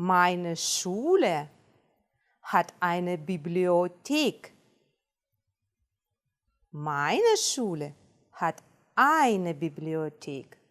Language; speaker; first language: German; non-native, fluent; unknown